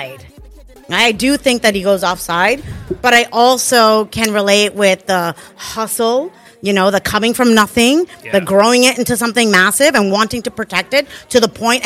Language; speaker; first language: English; non-native, fluent; Spanish